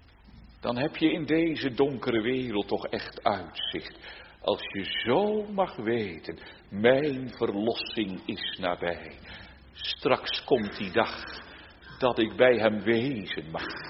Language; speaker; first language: Dutch; native; Dutch